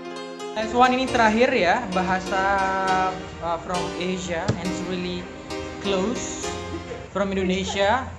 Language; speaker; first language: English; non-native, learner; Indonesian